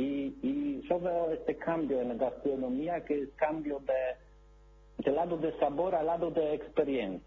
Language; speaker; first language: Spanish; non-native, learner; Polish